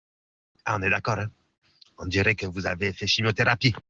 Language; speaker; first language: French; native; French